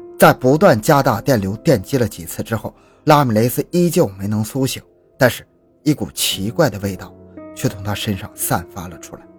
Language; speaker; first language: Chinese; native; Chinese